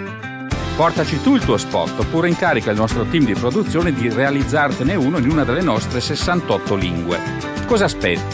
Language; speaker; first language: Italian; native; Italian